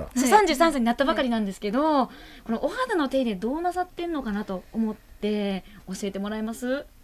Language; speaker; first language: Japanese; native; Japanese